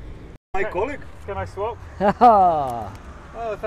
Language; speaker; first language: English; non-native, learner; Serbian